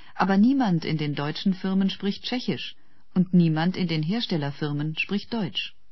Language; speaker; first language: German; native; German